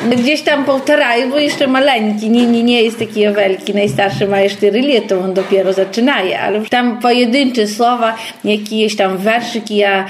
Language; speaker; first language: Polish; non-native, local second language; Belarusian